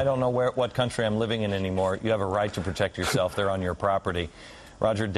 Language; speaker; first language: English; native; English